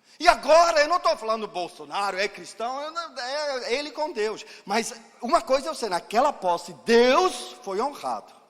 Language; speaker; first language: Portuguese; non-native, fluent; German